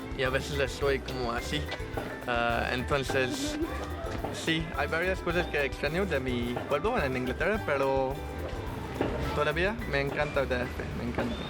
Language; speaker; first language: Spanish; non-native, learner; English